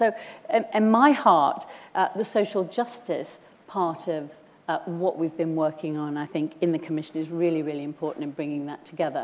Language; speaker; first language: English; native; English